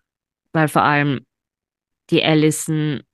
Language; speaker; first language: German; native; German